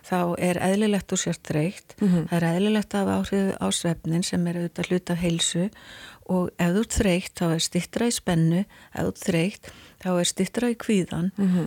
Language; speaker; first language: Icelandic; native; Icelandic